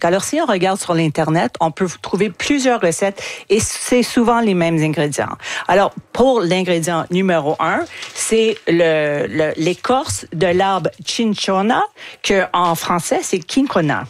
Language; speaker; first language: French; non-native, fluent; English